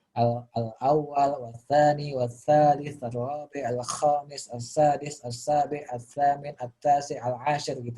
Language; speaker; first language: Arabic; non-native, fluent; Indonesian